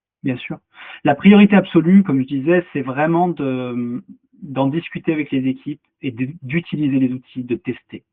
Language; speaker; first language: French; native; French